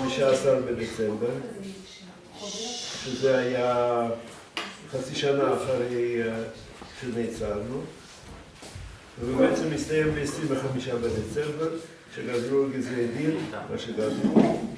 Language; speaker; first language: Hebrew; non-native, fluent; Russian